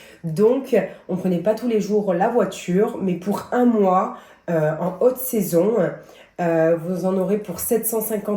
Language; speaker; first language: French; native; French